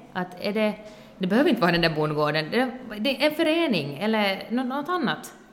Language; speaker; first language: Swedish; native; Swedish